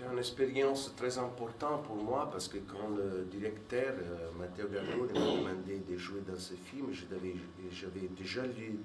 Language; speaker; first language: French; non-native, fluent; Italian